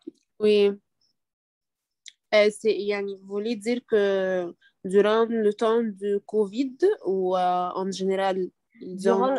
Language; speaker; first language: French; non-native, learner; Arabic